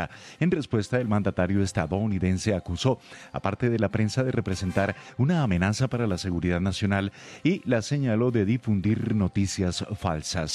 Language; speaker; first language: Spanish; native; Spanish